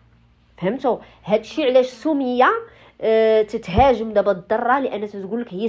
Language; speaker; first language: Arabic; native; Arabic